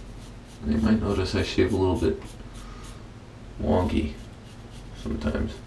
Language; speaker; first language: English; native; English